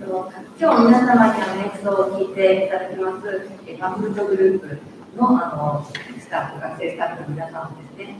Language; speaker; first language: Japanese; native; Japanese